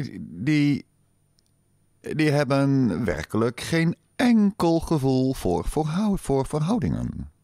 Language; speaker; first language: Dutch; native; Dutch